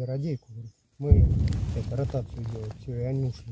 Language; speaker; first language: Russian; native; Russian